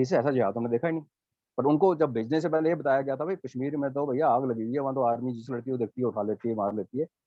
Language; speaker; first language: Hindi; non-native, local second language; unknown